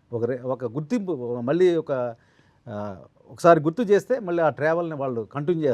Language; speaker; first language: Telugu; native; Telugu